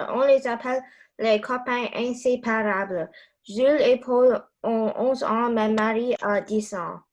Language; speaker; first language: French; non-native, learner; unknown